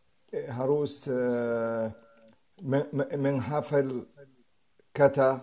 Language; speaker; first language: Indonesian; non-native, learner; Arabic